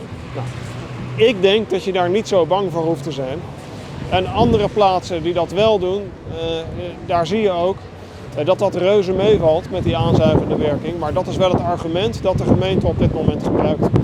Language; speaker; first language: Dutch; native; Dutch